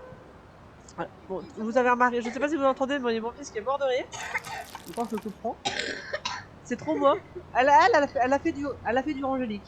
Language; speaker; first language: French; native; French